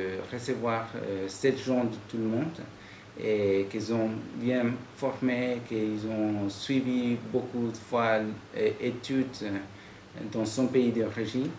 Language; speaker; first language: French; non-native, fluent; Spanish